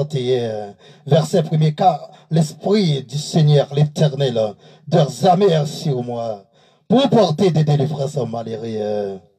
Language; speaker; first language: French; non-native, local second language; Haitian Creole